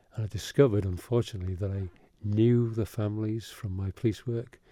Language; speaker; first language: English; early bilingual, other home language; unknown